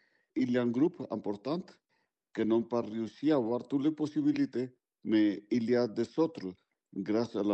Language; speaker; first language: French; non-native, fluent; Spanish